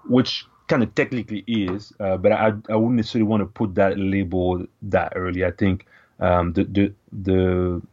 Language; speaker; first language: English; non-native, local second language; French